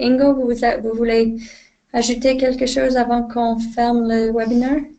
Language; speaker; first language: French; non-native, fluent; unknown